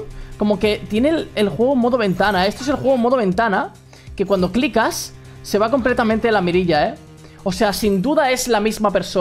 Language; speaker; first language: Spanish; native; Spanish